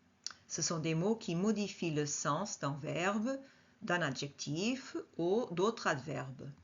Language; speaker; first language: French; non-native, fluent; Portuguese